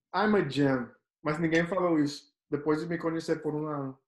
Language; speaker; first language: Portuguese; non-native, learner; Spanish